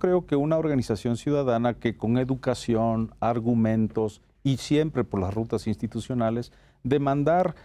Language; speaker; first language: Spanish; native; Spanish